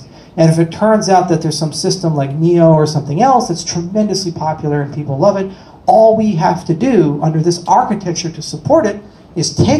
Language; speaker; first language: English; native; English